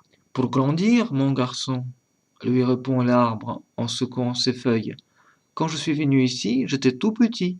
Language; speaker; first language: French; non-native, learner; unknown